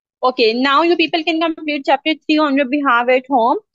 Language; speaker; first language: English; non-native, local second language; Urdu